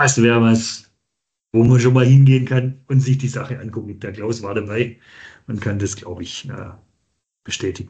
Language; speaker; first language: German; native; German